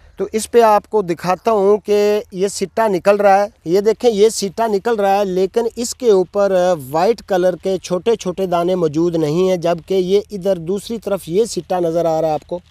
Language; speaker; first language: Urdu; non-native, local second language; Punjabi